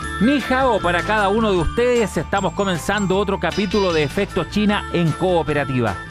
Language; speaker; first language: Spanish; native; Spanish